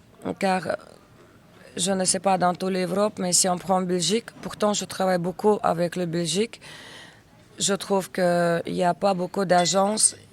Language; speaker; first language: French; non-native, learner; Russian